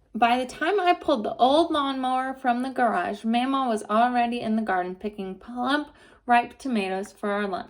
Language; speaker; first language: English; native; English